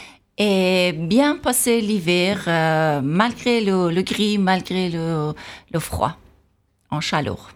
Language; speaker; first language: French; non-native, fluent; Persian